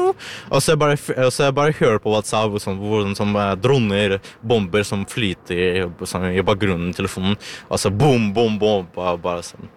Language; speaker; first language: Norwegian; non-native, learner; Ukrainian